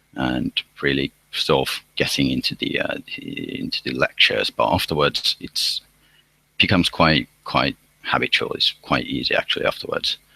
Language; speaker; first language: English; non-native, fluent; Finnish